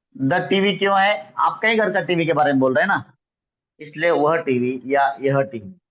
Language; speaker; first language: Hindi; non-native, local second language; Marathi